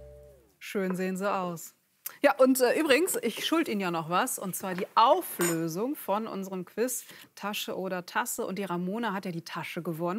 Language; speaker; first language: German; native; German